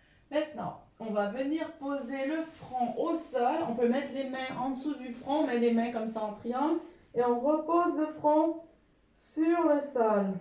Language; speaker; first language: French; native; French